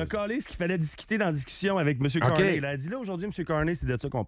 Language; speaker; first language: French; native; French